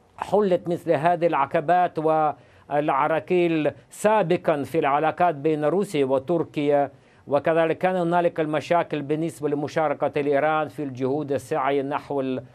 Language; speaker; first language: Arabic; non-native, fluent; Russian